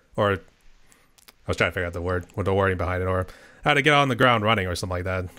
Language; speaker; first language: English; native; English